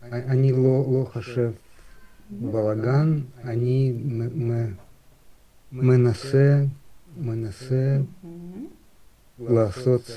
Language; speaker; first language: Hebrew; non-native, learner; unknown